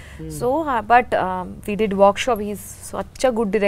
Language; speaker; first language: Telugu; non-native, learner; Bangla